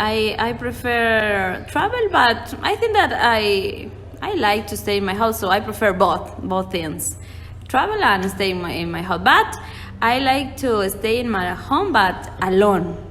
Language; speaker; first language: English; non-native, learner; Spanish